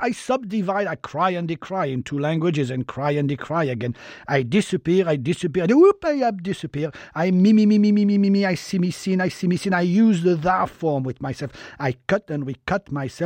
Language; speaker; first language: English; non-native, fluent; French